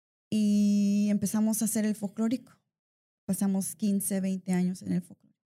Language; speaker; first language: Spanish; early bilingual, heritage; Spanish